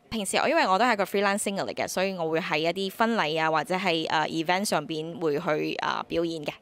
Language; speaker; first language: Cantonese; native; Cantonese